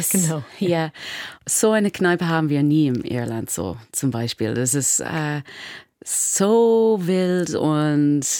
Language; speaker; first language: German; non-native, learner; English